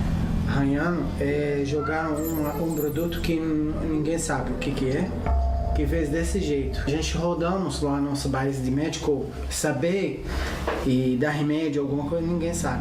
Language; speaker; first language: Portuguese; early bilingual, other home language; Arabic